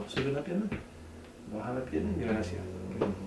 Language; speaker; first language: Spanish; non-native, learner; English